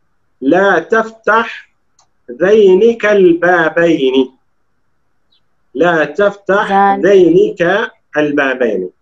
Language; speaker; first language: Arabic; non-native, fluent; Urdu